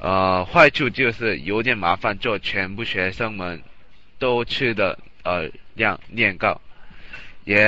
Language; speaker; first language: Chinese; non-native, learner; English